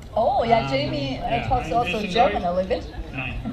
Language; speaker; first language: English; native; English